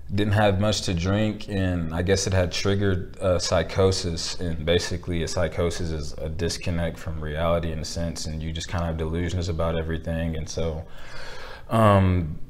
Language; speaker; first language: English; native; English